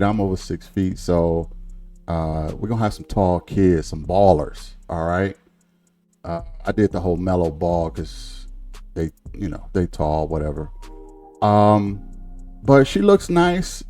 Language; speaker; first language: English; native; English